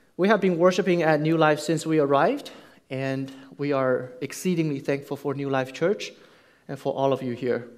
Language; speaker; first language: English; non-native, fluent; Chinese